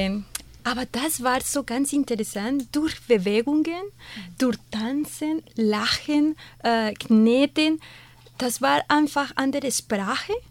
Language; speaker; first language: German; non-native, fluent; Spanish